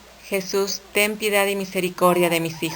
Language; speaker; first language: Spanish; native; Spanish